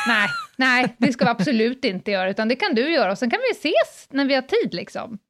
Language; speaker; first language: Swedish; native; Swedish